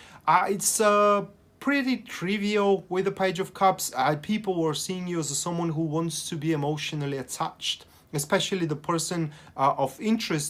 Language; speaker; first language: English; non-native, fluent; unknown